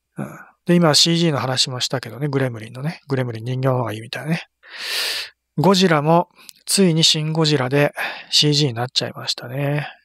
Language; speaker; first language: Japanese; native; Japanese